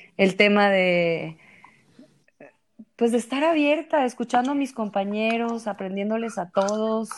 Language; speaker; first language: Spanish; native; Spanish